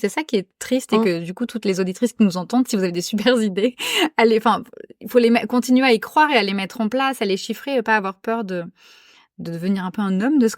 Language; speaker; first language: French; native; French